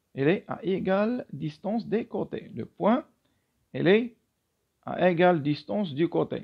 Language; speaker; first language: French; non-native, local second language; Arabic